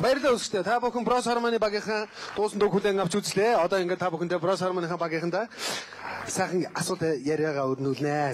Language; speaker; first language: Mongolian; native; Mongolian